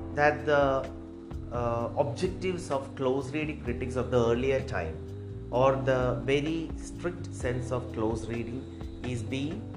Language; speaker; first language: English; non-native, local second language; Malayalam